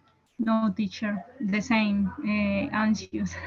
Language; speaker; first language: English; non-native, learner; Spanish